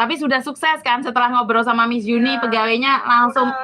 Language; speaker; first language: Indonesian; native; Indonesian